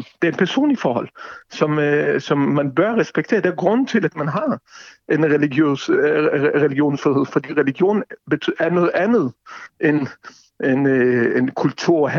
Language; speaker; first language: Danish; non-native, fluent; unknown